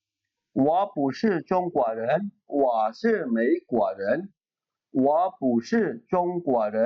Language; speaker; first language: Chinese; non-native, fluent; Khmer